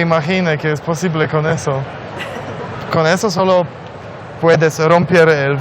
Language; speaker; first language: Spanish; non-native, learner; Polish